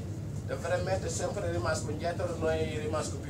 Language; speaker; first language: Italian; non-native, learner; Wolof